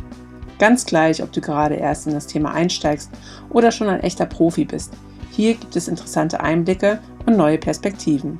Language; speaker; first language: German; native; German